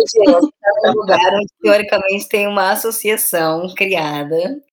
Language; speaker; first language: Portuguese; native; Portuguese